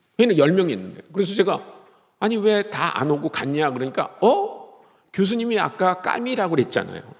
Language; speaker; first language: Korean; native; Korean